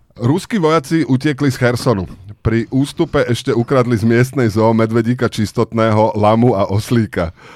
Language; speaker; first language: Slovak; native; Slovak